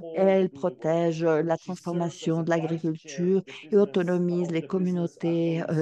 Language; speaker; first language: French; non-native, fluent; Portuguese